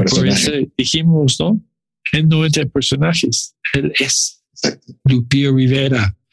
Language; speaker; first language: Spanish; non-native, learner; English